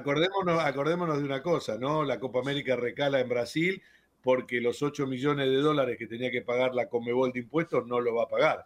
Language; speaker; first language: Spanish; native; Spanish